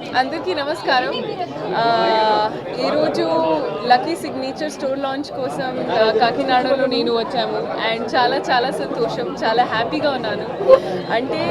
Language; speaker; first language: Telugu; non-native, fluent; Hindi